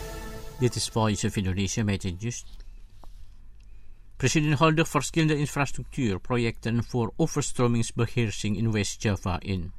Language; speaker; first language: Dutch; non-native, fluent; Indonesian